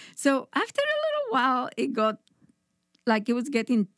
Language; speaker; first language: English; non-native, fluent; Spanish